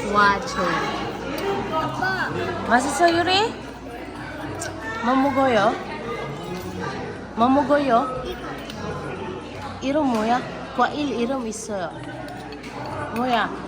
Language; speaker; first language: Korean; non-native, learner; Filipino